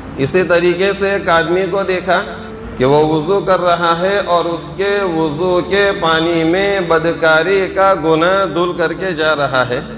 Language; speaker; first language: Urdu; non-native, local second language; Gujarati